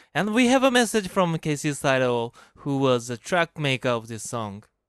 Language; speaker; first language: English; non-native, fluent; Japanese